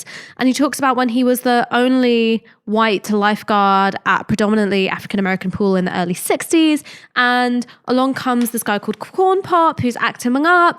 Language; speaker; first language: English; native; English